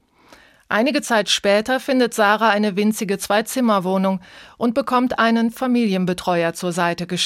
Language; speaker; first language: German; native; German